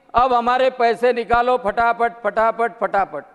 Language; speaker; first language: Hindi; non-native, local second language; Marathi